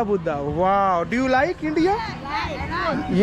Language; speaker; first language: English; non-native, learner; Hindi